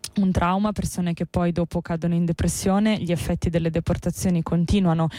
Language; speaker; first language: Italian; native; Italian